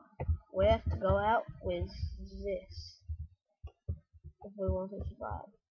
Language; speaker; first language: English; native; English